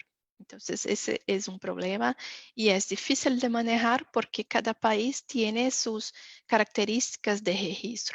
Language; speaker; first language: Spanish; non-native, fluent; Portuguese